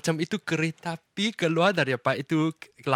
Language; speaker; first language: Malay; non-native, local second language; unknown